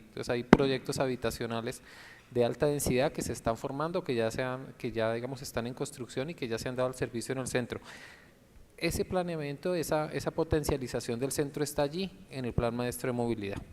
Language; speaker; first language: Spanish; native; Spanish